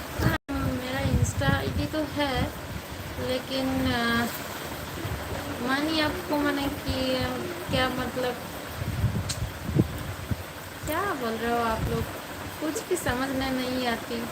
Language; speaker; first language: Hindi; non-native, local second language; Bangla